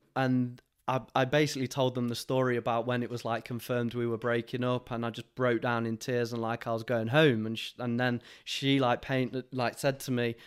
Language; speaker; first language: English; native; English